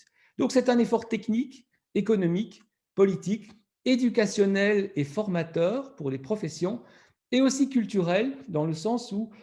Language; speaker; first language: French; native; French